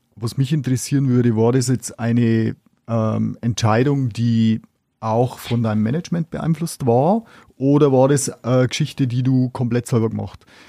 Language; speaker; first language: German; native; German